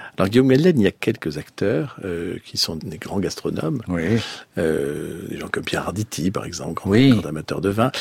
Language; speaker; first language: French; native; French